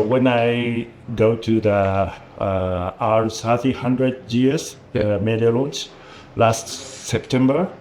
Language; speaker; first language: English; non-native, learner; Japanese